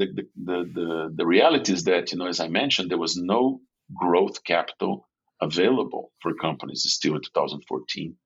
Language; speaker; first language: English; non-native, fluent; Portuguese